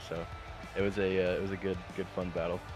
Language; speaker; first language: English; native; English